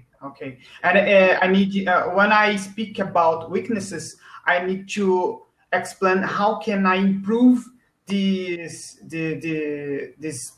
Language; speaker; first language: English; non-native, learner; Portuguese